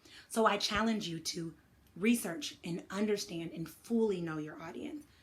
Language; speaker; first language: English; native; English